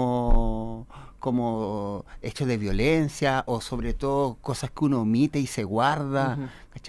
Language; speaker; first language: Spanish; native; Spanish